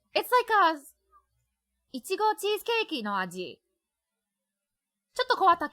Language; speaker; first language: Japanese; non-native, learner; English